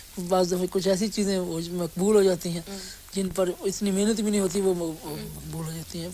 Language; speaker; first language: Urdu; non-native, local second language; Punjabi